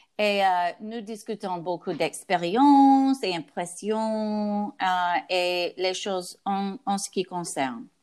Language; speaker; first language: French; non-native, learner; English